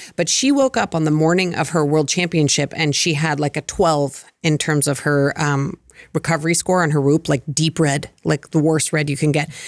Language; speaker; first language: English; native; English